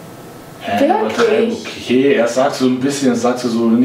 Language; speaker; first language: German; native; German